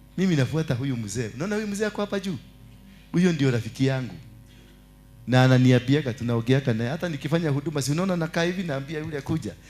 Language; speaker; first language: Swahili; non-native, local second language; Kikuyu